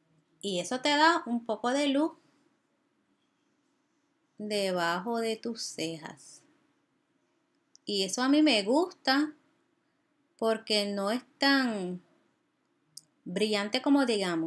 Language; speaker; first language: Spanish; early bilingual, heritage; Spanish